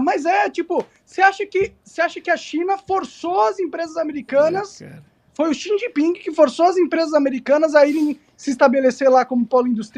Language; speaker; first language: Portuguese; native; Portuguese